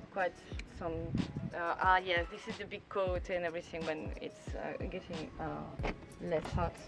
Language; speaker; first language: English; non-native, learner; French